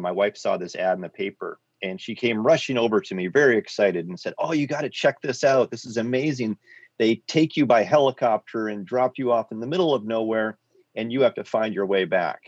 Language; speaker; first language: English; native; English